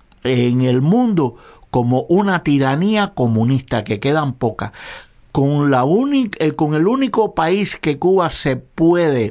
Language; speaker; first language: Spanish; native; Spanish